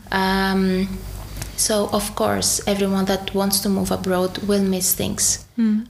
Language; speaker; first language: English; non-native, fluent; Greek